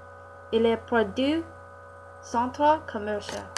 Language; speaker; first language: French; non-native, learner; English